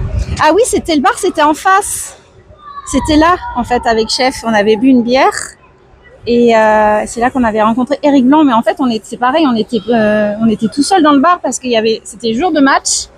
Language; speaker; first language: French; native; French